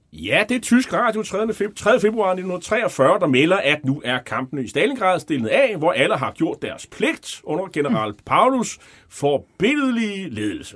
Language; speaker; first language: Danish; native; Danish